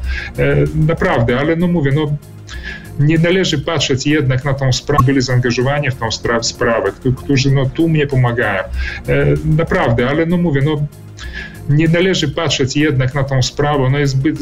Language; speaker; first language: Polish; early bilingual, heritage; Polish